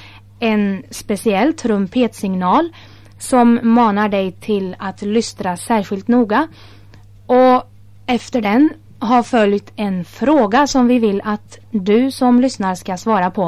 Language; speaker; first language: Swedish; native; Swedish